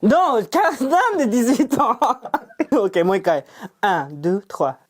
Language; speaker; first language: French; non-native, learner; Uzbek